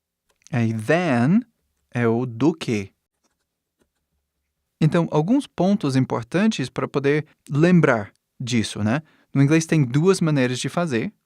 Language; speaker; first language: Portuguese; non-native, fluent; English